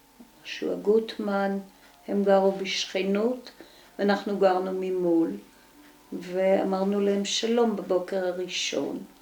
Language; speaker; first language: Hebrew; early bilingual, other home language; Dutch